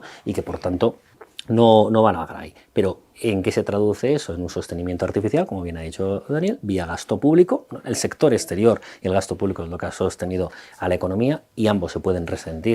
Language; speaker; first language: Spanish; native; Spanish